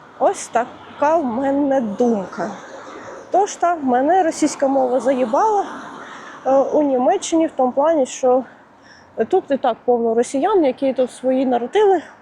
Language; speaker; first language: Ukrainian; non-native, local second language; Russian